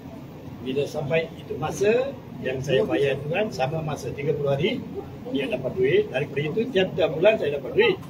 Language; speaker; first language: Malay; non-native, local second language; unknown